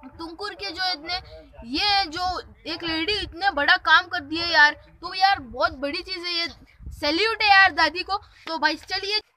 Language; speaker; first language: Hindi; native; Hindi